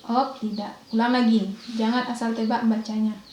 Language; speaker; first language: Indonesian; native; Indonesian